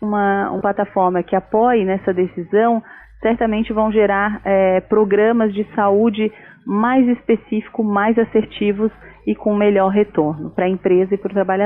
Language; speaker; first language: Portuguese; native; Portuguese